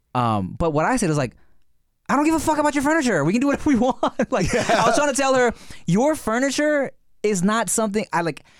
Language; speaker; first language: English; native; English